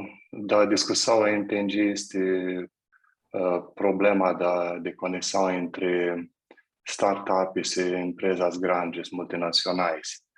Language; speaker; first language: Portuguese; non-native, fluent; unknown